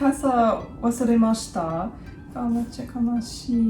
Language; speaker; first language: Japanese; non-native, learner; English